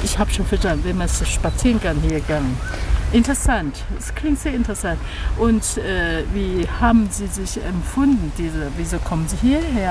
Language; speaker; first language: German; non-native, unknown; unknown